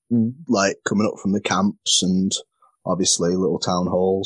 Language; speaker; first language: English; native; English